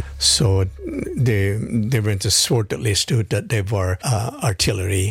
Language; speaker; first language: Swedish; non-native, fluent; English